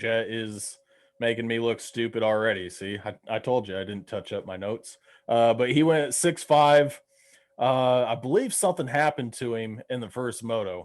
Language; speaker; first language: English; native; English